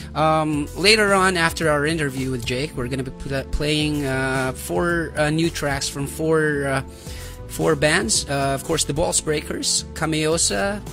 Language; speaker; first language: English; non-native, local second language; Waray